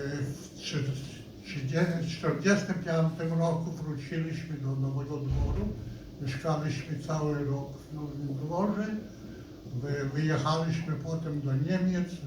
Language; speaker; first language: Polish; non-native, local second language; Yiddish